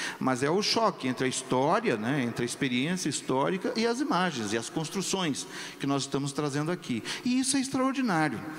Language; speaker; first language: Portuguese; native; Portuguese